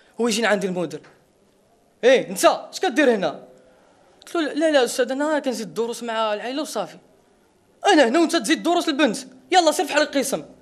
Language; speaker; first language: Arabic; non-native, local second language; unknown